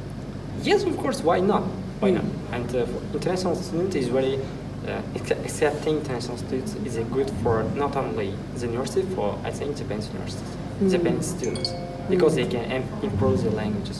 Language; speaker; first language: English; non-native, fluent; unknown